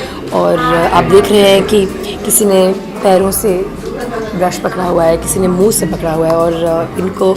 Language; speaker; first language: Hindi; native; Hindi